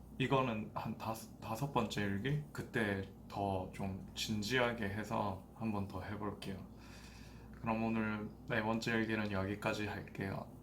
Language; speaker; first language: Korean; native; Korean